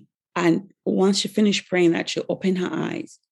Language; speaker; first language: English; non-native, local second language; Ganda